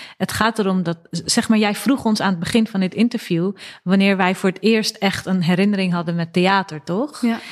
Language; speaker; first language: Dutch; early bilingual, other home language; Persian